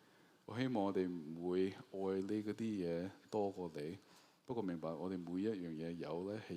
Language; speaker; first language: Cantonese; early bilingual, heritage; Cantonese